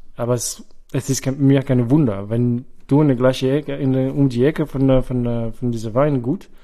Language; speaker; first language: German; non-native, fluent; French